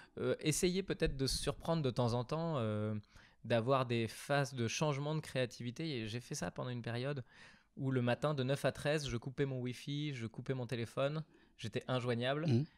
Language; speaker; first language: French; native; French